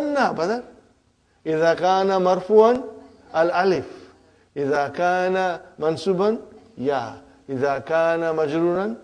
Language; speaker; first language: Arabic; non-native, fluent; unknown